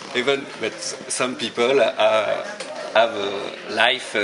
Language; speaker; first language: English; non-native, learner; French